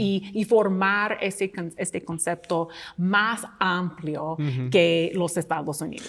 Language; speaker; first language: Spanish; non-native, fluent; English